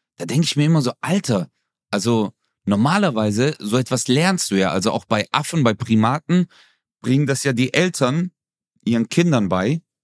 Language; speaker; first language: German; early bilingual, other home language; Turkish